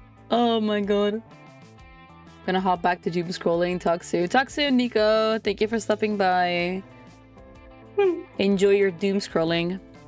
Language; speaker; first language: English; non-native, fluent; Italian